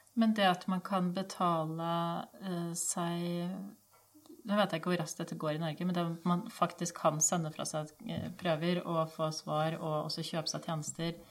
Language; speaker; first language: Norwegian; native; Norwegian